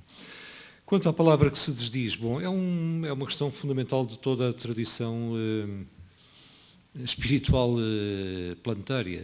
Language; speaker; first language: Portuguese; native; Portuguese